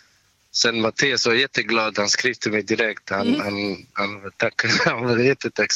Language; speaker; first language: Swedish; non-native, local second language; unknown